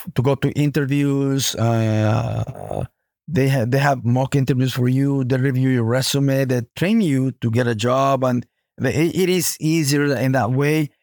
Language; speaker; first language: English; non-native, fluent; Spanish